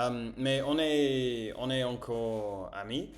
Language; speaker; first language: French; non-native, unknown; English